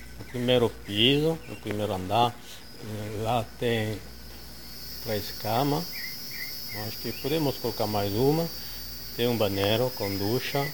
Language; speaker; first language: Portuguese; non-native, fluent; French